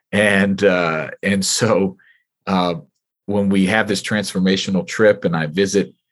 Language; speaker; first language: English; native; English